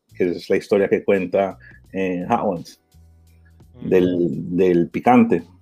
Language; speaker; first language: Spanish; early bilingual, heritage; Spanish